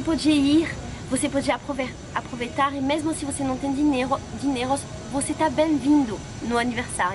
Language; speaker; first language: Portuguese; non-native, fluent; French